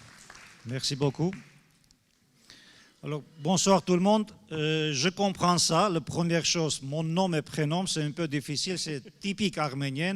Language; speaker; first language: French; non-native, fluent; Armenian